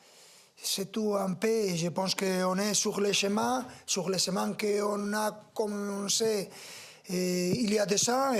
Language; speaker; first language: French; non-native, fluent; Spanish